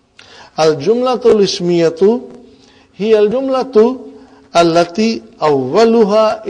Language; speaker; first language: Arabic; non-native, learner; Urdu